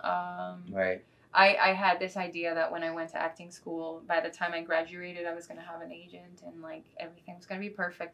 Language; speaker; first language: English; non-native, fluent; Spanish